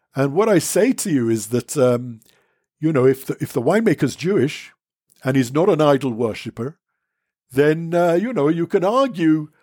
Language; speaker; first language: English; native; English